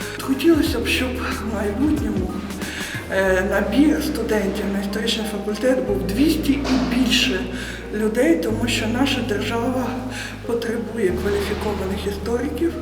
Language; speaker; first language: Ukrainian; native; Ukrainian